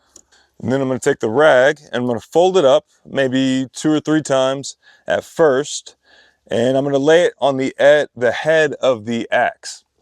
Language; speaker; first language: English; native; English